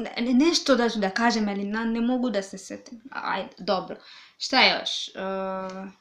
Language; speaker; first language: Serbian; non-native, learner; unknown